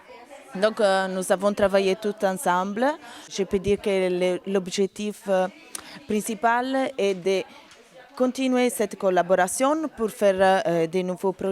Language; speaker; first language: French; non-native, fluent; Italian